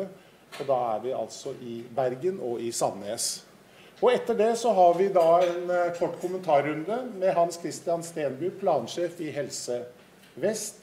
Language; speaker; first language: Norwegian; native; Norwegian